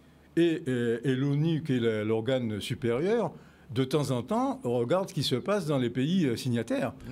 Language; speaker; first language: French; native; French